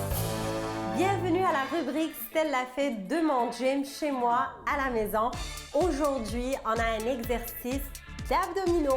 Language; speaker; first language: French; non-native, local second language; Arabic